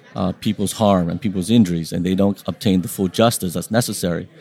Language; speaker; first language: English; early bilingual, other home language; Vietnamese